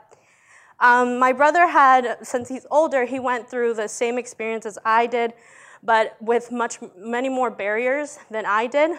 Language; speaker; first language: English; early bilingual, other home language; Spanish